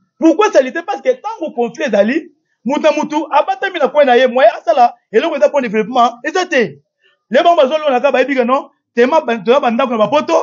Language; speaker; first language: Lingala; non-native, local second language; Kituba (Democratic Republic of Congo)